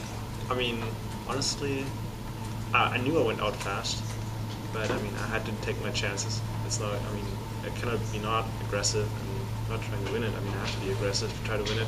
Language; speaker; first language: English; non-native, fluent; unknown